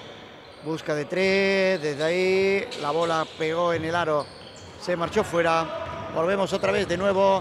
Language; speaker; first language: Spanish; native; Spanish